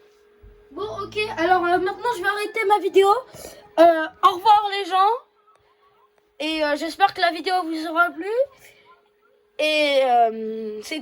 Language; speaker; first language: French; native; French